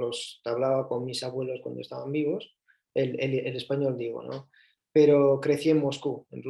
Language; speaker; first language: Spanish; early bilingual, heritage; Spanish